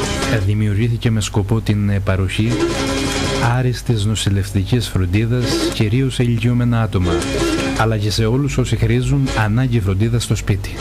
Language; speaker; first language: Greek; native; Greek